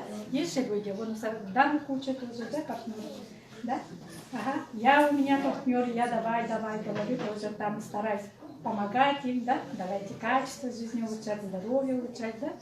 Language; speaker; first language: Russian; native; Russian